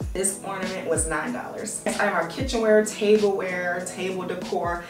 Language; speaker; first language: English; native; English